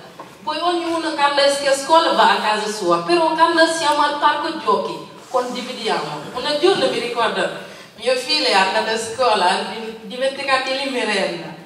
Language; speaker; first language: Italian; non-native, learner; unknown